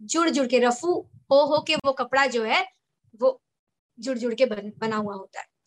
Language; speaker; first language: Hindi; native; Hindi